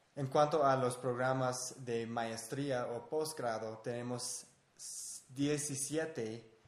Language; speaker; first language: Spanish; non-native, fluent; English